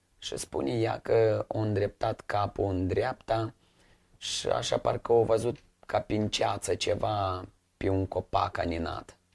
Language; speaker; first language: Romanian; non-native, local second language; Russian